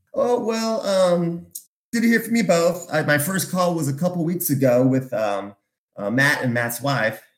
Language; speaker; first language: English; native; English